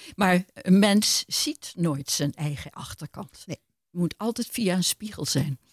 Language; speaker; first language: Dutch; native; Dutch